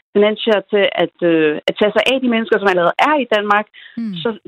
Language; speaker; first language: Danish; non-native, local second language; Faroese